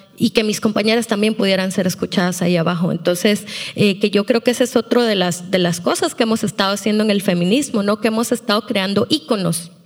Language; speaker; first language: Spanish; native; Spanish